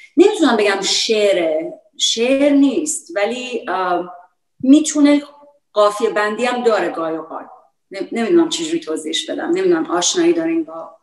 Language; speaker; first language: Persian; early bilingual, heritage; Persian